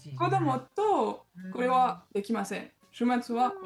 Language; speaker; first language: Japanese; non-native, learner; French